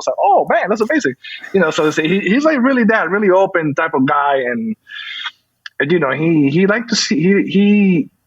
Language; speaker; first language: English; non-native, fluent; Spanish